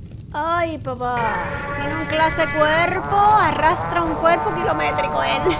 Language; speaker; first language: Spanish; native; Spanish